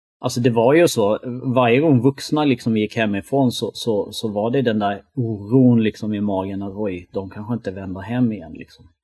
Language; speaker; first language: Swedish; early bilingual, other home language; Albanian